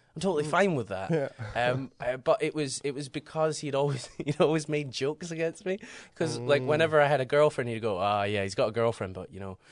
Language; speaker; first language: English; native; English